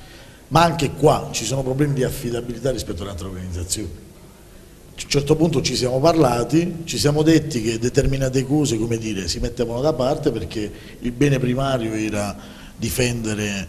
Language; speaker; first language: Italian; native; Italian